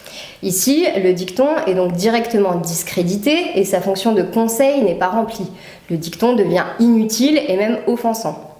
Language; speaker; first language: French; native; French